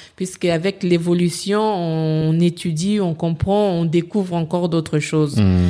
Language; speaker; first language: French; non-native, local second language; Lingala